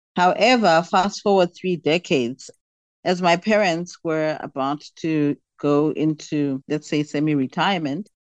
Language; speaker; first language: English; non-native, local second language; Xhosa